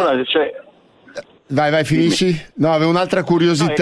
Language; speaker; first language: Italian; native; Italian